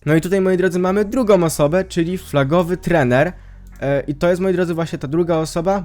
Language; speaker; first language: Polish; native; Polish